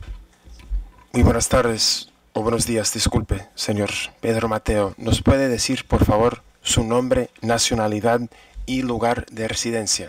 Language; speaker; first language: Spanish; non-native, fluent; English